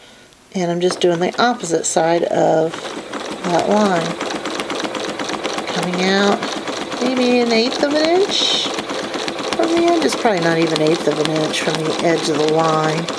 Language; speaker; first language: English; native; English